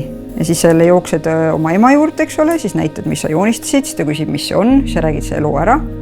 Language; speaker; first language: Estonian; native; Estonian